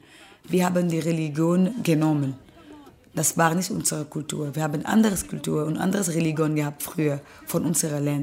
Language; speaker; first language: German; non-native, learner; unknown